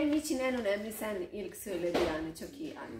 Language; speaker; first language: Turkish; non-native, learner; Croatian